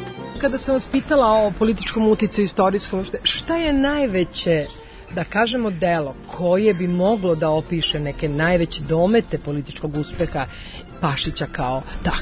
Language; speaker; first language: Serbian; native; Serbian